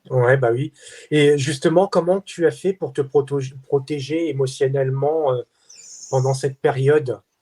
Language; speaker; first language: French; native; French